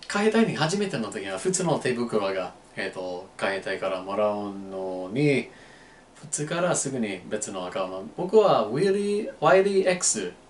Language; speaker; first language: Japanese; non-native, learner; English